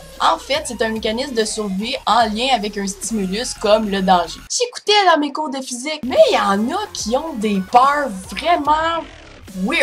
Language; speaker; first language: French; native; French